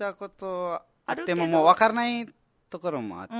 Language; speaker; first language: Japanese; non-native, fluent; Nepali